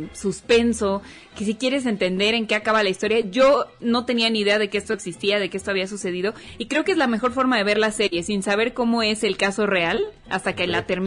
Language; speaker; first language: Spanish; native; Spanish